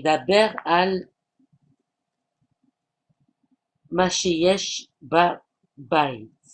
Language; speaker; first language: Hebrew; non-native, learner; French